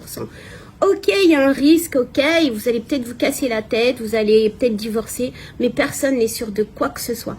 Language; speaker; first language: French; native; French